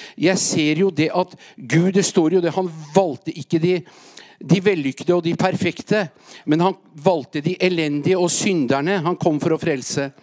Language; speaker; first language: Norwegian; native; Norwegian